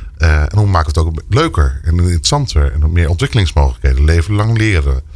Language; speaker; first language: Dutch; native; Dutch